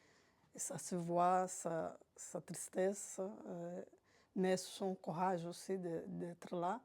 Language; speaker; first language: French; non-native, fluent; Portuguese